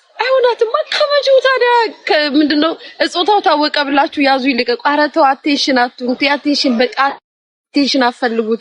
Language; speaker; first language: Amharic; native; Amharic